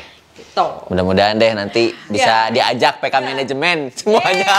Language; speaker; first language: Indonesian; native; Indonesian